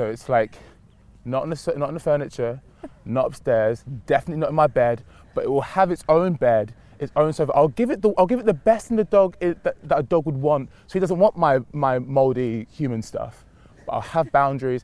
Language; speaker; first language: English; native; English